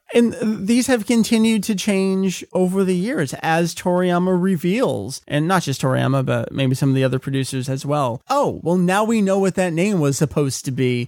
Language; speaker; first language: English; native; English